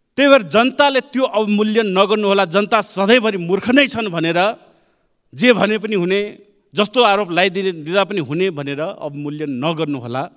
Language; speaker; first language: Nepali; non-native, local second language; Maithili